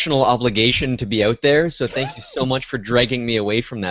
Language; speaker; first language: English; native; English